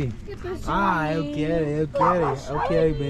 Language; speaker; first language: Spanish; non-native, learner; English